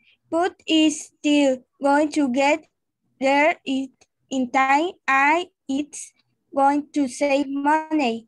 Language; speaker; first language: English; non-native, learner; Spanish